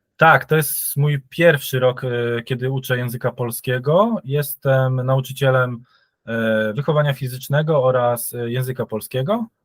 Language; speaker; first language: Polish; native; Polish